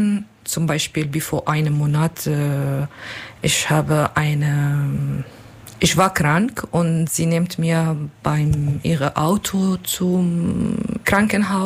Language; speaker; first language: German; non-native, learner; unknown